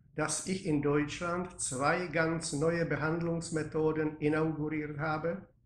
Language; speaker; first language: German; non-native, fluent; Czech